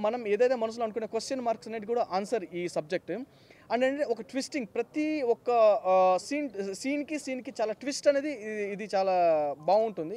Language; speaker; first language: Telugu; native; Telugu